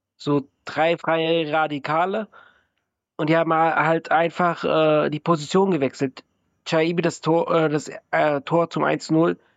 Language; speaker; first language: German; native; German